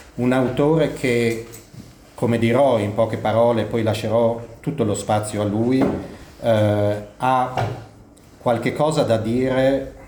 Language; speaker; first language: Italian; native; Italian